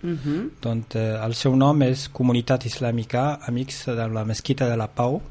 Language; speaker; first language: Catalan; non-native, fluent; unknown